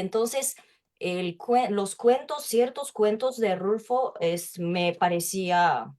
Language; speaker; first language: Spanish; non-native, fluent; Japanese